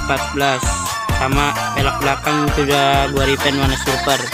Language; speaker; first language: Indonesian; native; Indonesian